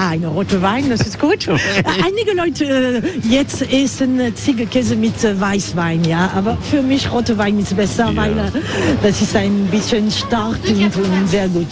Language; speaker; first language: German; non-native, learner; French